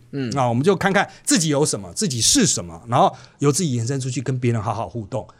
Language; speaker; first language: Chinese; native; Chinese